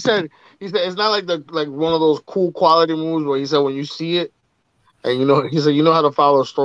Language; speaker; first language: English; native; English